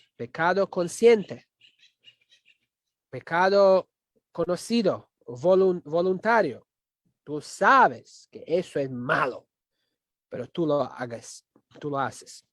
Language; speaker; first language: Spanish; non-native, fluent; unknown